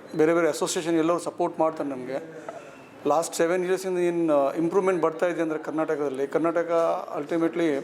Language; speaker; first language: Kannada; non-native, local second language; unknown